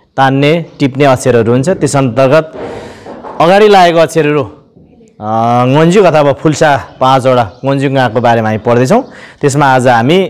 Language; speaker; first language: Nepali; non-native, local second language; Eastern Tamang